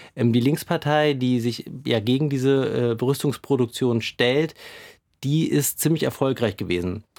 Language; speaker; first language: German; native; German